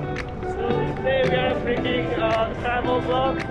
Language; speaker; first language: English; non-native, fluent; Nepali